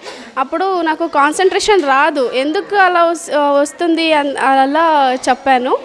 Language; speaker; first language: Telugu; non-native, learner; Kannada